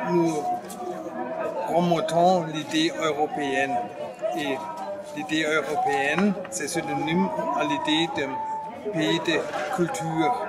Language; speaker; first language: French; non-native, fluent; German